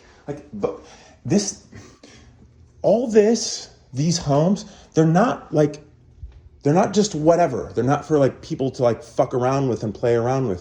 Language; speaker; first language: English; native; English